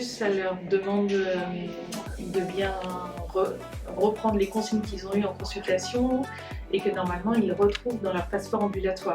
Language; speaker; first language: French; native; French